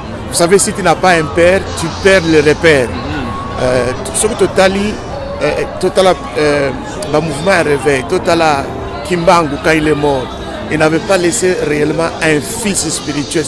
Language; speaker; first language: French; non-native, local second language; Lingala